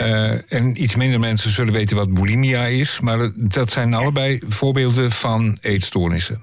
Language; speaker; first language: Dutch; native; Dutch